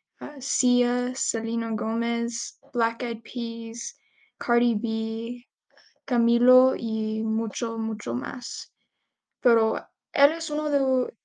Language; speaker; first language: Spanish; non-native, learner; English